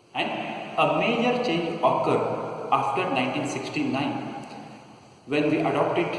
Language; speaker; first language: English; non-native, local second language; Kannada